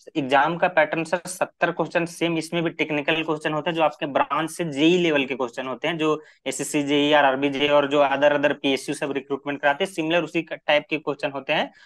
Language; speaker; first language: Hindi; native; Hindi